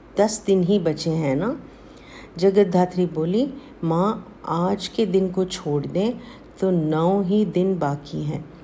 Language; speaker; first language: Hindi; non-native, local second language; Tamil